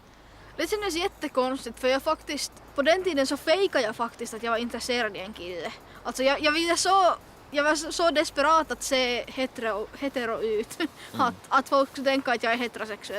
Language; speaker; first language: Swedish; non-native, local second language; Finnish